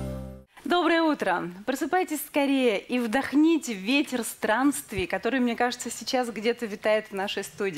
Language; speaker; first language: Russian; native; Russian